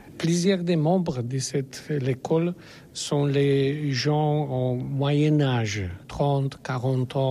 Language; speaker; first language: French; non-native, learner; Polish